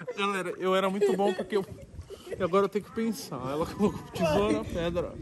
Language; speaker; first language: Portuguese; native; Portuguese